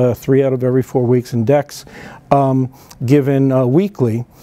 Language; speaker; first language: English; native; English